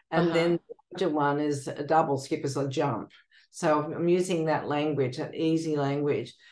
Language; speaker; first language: English; native; English